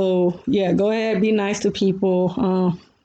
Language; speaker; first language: English; early bilingual, other home language; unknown